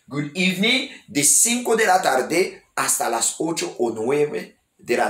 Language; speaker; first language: Spanish; non-native, learner; Haitian Creole